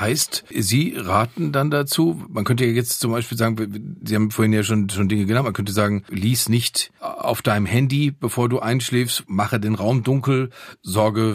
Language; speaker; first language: German; native; German